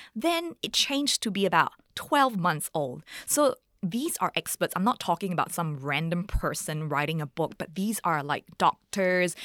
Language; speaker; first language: English; native; English